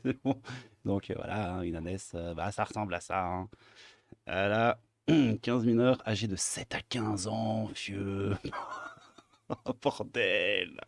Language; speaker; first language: French; native; French